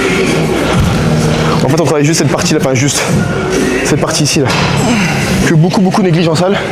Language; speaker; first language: French; native; French